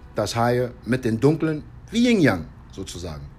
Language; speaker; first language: German; early bilingual, heritage; English